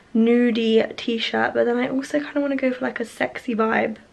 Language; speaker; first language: English; native; English